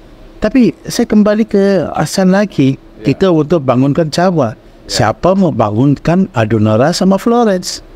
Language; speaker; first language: Indonesian; non-native, fluent; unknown